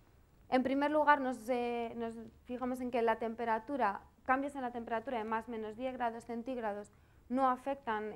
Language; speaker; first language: Spanish; native; Spanish